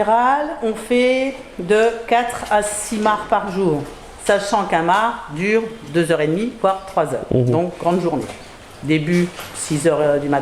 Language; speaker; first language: French; native; French